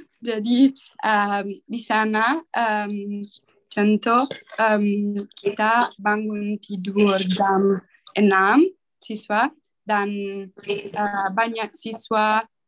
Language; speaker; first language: Indonesian; non-native, learner; Italian